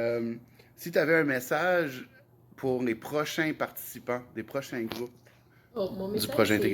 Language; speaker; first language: French; native; French